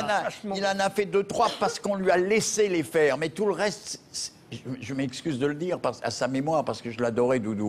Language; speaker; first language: French; native; French